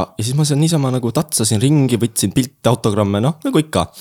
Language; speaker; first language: Estonian; native; Estonian